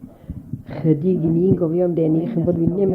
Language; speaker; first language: Welsh; native; Welsh